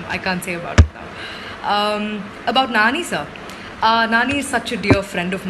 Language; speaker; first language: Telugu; non-native, local second language; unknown